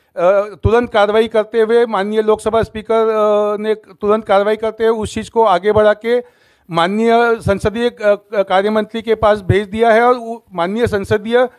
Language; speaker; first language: Hindi; native; Hindi